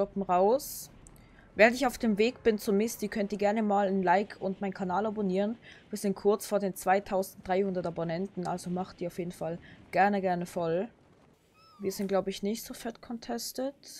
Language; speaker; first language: German; native; German